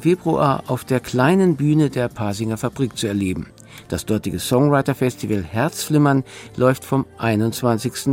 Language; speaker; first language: German; native; German